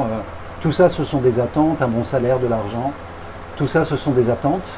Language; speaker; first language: French; native; French